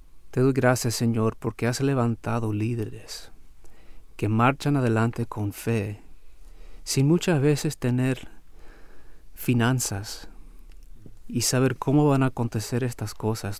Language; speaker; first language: Spanish; non-native, fluent; English